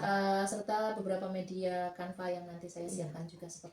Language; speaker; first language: Indonesian; native; Indonesian